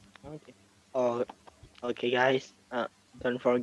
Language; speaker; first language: English; non-native, learner; Indonesian